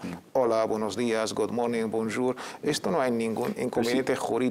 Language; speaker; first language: Spanish; native; Spanish